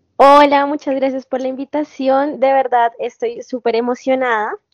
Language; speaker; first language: Spanish; native; Spanish